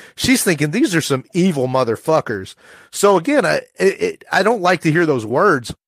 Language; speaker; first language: English; native; English